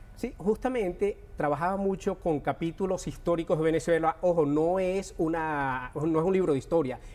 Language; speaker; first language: Spanish; native; Spanish